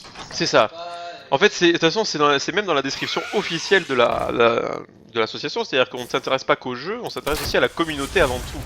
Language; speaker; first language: French; native; French